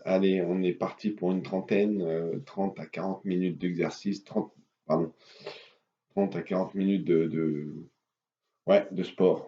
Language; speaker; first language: French; native; French